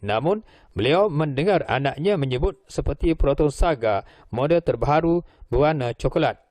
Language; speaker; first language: Malay; native; Malay